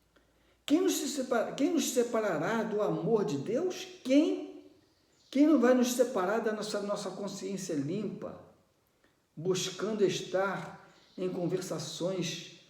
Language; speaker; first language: Portuguese; native; Portuguese